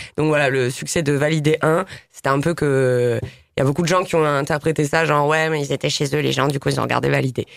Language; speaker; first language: French; native; French